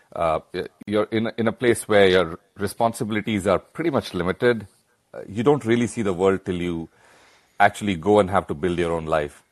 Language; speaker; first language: English; non-native, local second language; Hindi